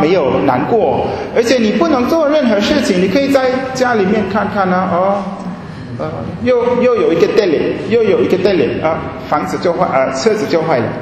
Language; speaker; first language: Chinese; non-native, fluent; German